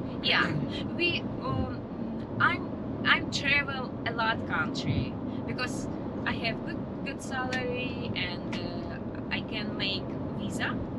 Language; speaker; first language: English; non-native, learner; Russian